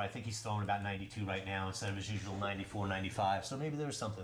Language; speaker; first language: English; native; English